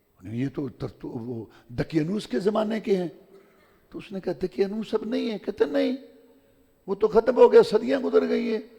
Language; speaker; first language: Urdu; non-native, local second language; Punjabi